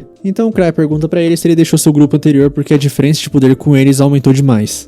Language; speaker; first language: Portuguese; native; Portuguese